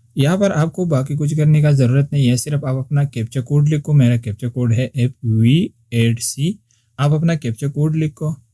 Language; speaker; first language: Urdu; non-native, local second language; Pashto